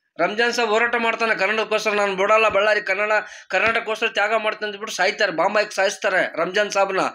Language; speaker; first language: Kannada; non-native, local second language; Marathi